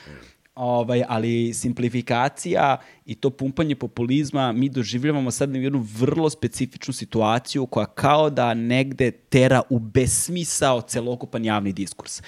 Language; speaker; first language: Serbian; native; Serbian